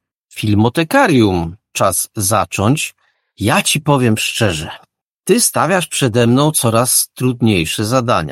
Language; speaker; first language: Polish; native; Polish